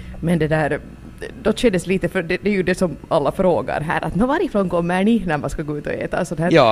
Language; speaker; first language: Swedish; native; Swedish